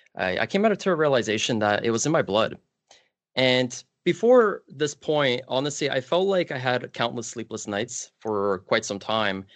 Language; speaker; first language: English; early bilingual, other home language; Polish